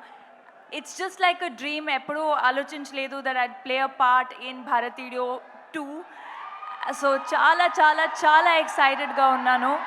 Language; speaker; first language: Telugu; non-native, local second language; Hindi